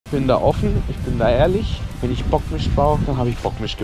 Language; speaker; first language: German; native; German